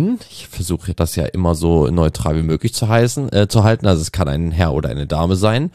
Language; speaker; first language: German; native; German